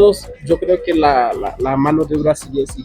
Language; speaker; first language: Spanish; non-native, fluent; Haitian Creole